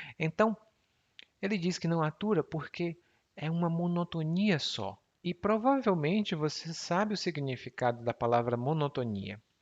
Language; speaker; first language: Portuguese; native; Portuguese